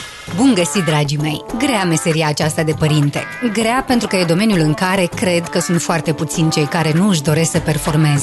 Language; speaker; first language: Romanian; native; Romanian